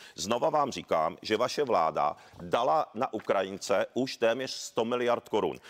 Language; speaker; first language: Czech; early bilingual, other home language; Japanese